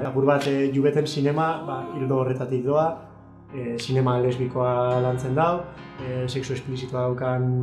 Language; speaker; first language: Basque; native; Basque